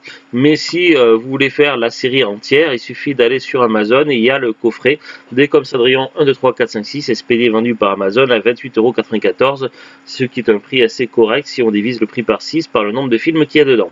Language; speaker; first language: French; native; French